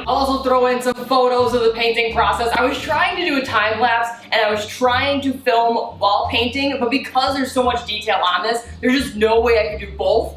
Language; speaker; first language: English; native; English